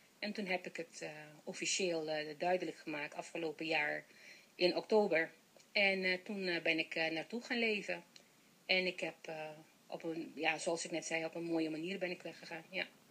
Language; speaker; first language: Dutch; non-native, local second language; Papiamento